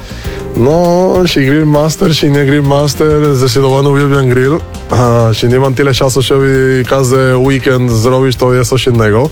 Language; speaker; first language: Polish; non-native, learner; Spanish